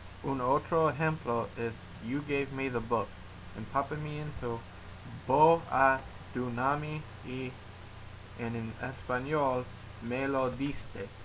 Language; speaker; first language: Spanish; non-native, learner; English